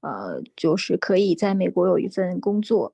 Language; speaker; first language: Chinese; native; Chinese